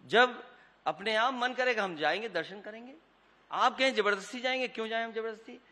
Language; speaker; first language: Hindi; native; Hindi